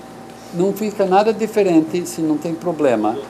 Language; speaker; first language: Portuguese; non-native, fluent; English